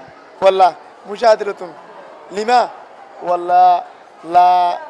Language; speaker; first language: Arabic; non-native, learner; Rohingya